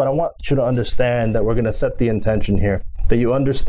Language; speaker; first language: English; non-native, local second language; Filipino